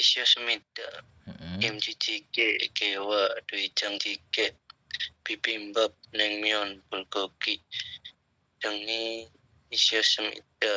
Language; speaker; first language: Korean; non-native, learner; Indonesian